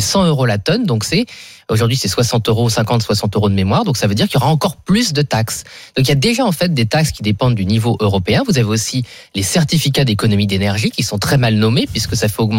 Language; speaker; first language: French; native; French